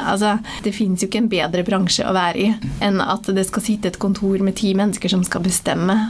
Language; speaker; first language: Norwegian; early bilingual, other home language; Somali